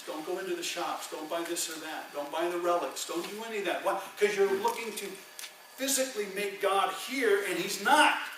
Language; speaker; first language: English; native; English